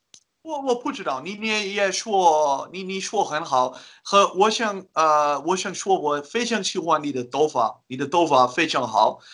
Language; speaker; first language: Chinese; non-native, learner; Dutch